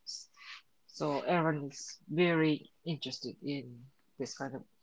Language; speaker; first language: English; non-native, learner; Japanese